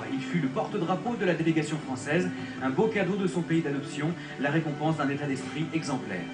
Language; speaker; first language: French; native; French